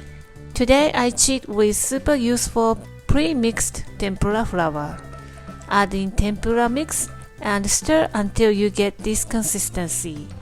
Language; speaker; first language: English; non-native, fluent; Japanese